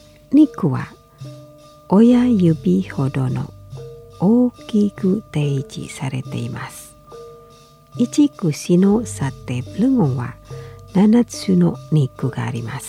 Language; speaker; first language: Japanese; non-native, fluent; Indonesian